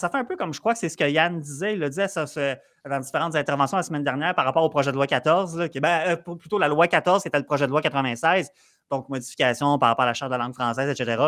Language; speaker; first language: French; native; French